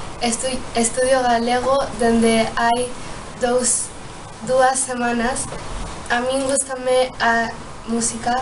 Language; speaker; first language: Galician; non-native, learner; Spanish